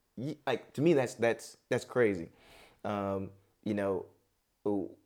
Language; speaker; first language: English; native; English